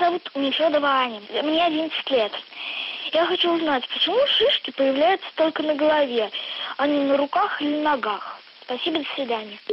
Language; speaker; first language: Russian; native; Russian